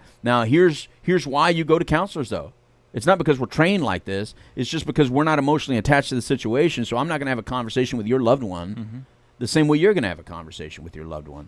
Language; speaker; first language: English; native; English